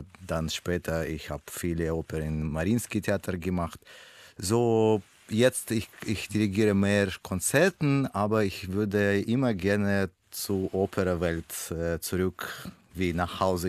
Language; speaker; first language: German; non-native, learner; Russian